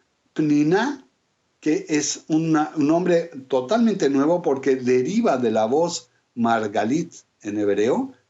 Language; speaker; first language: Spanish; native; Spanish